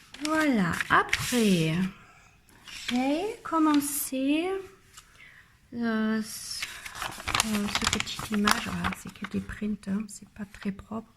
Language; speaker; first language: French; non-native, learner; German